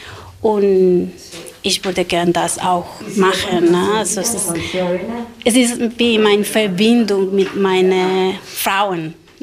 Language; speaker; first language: German; non-native, learner; Spanish